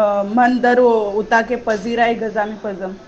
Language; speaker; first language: Persian; non-native, learner; Urdu